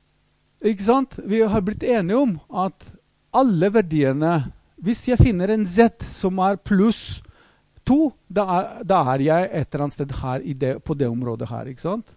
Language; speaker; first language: Norwegian; non-native, fluent; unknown